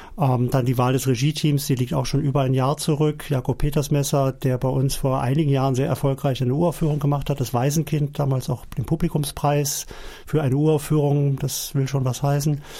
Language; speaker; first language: German; native; German